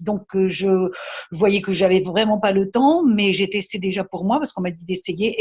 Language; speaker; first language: French; native; French